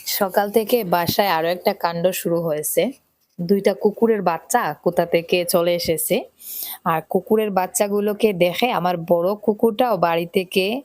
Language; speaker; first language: Bangla; native; Bangla